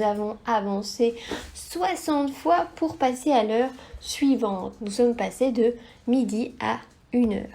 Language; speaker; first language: French; native; French